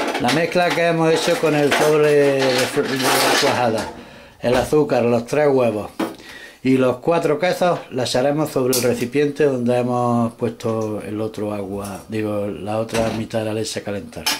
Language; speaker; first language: Spanish; native; Spanish